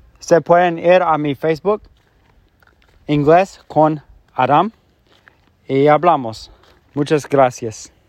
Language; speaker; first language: Spanish; non-native, fluent; English